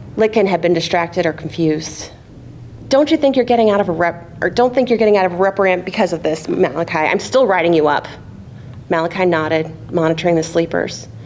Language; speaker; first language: English; native; English